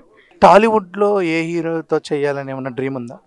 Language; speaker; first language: Telugu; native; Telugu